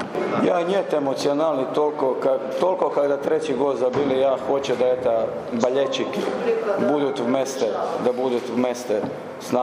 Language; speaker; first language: Russian; non-native, learner; Croatian